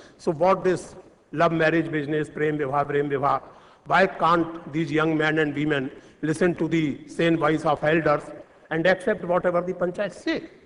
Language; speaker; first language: English; non-native, local second language; Hindi